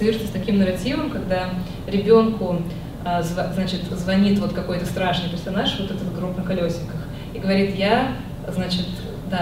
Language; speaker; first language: Russian; native; Russian